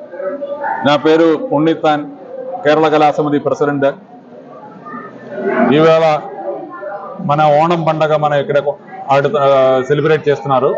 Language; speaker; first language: Telugu; non-native, local second language; Malayalam